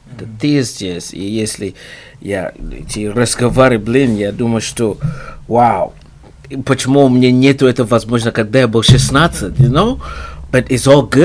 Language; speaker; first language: Russian; non-native, learner; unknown